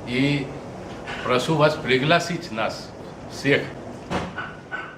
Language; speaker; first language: Russian; non-native, fluent; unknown